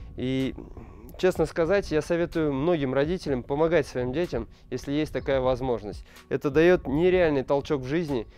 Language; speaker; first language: Russian; native; Russian